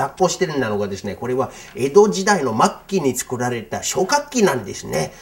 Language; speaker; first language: Japanese; non-native, fluent; English